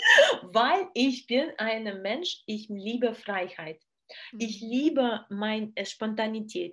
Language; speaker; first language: German; non-native, learner; Russian